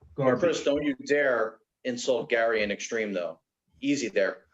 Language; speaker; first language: English; native; English